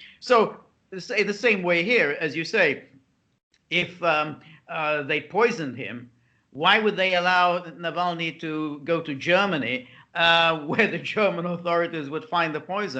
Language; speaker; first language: English; native; English